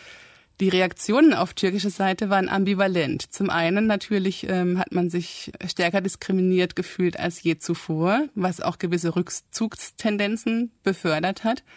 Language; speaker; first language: German; native; German